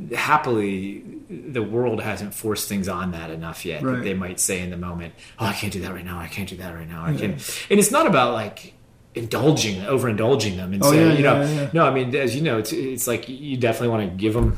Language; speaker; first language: English; native; English